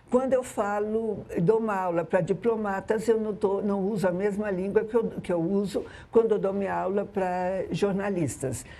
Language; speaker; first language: Portuguese; early bilingual, other home language; Arabic